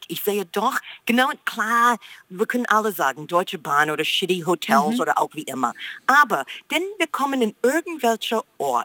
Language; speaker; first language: German; non-native, fluent; English